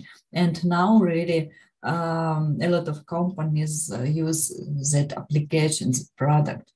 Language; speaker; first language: English; non-native, learner; Ukrainian